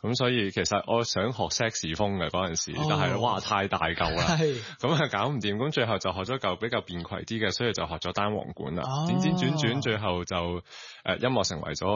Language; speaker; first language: Cantonese; native; Cantonese